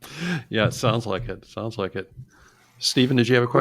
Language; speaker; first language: English; native; English